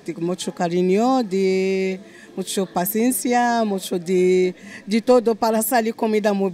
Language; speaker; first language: Spanish; non-native, learner; Arabic